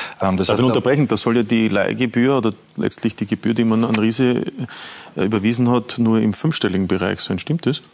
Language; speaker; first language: German; native; German